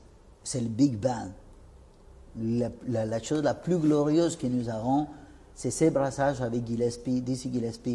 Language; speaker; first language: French; non-native, fluent; Spanish